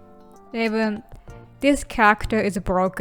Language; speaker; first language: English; non-native, fluent; Japanese